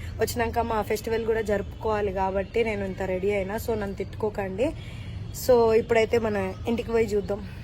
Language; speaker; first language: Telugu; non-native, local second language; Hindi